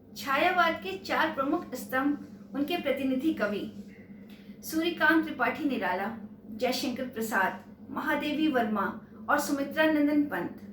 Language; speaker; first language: Hindi; native; Hindi